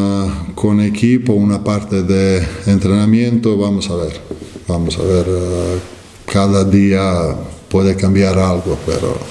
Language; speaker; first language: Spanish; non-native, fluent; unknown